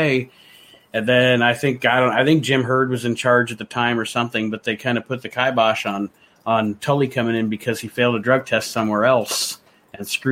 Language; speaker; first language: English; native; English